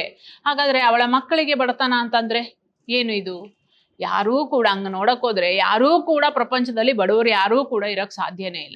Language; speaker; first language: Kannada; native; Kannada